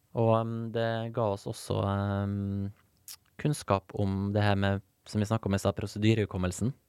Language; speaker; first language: Norwegian; native; Norwegian